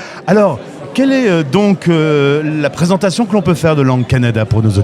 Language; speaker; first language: French; native; French